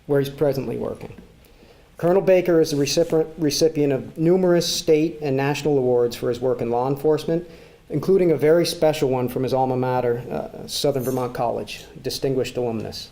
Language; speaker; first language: English; native; English